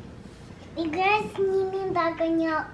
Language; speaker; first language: Russian; early bilingual, heritage; Russian